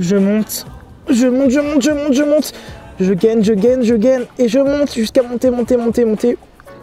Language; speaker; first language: French; native; French